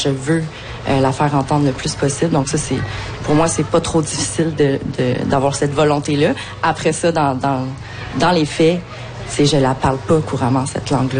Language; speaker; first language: French; native; French